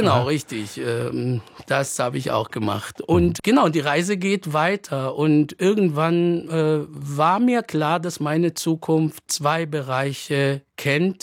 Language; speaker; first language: German; non-native, fluent; Arabic